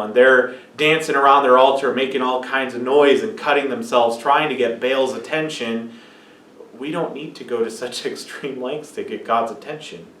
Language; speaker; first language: English; native; English